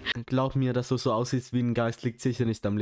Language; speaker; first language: German; native; German